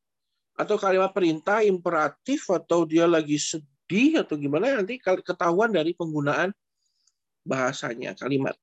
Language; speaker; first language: Indonesian; native; Indonesian